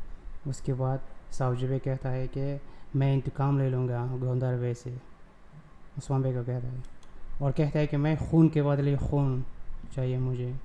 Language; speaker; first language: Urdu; non-native, local second language; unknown